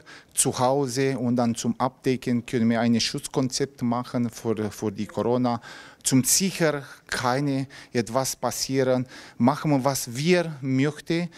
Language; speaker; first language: German; non-native, learner; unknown